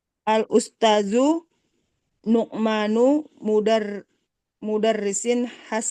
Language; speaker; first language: Arabic; non-native, learner; Indonesian